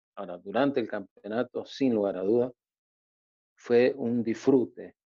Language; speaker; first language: Spanish; native; Spanish